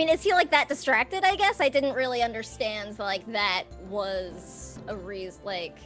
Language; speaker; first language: English; native; English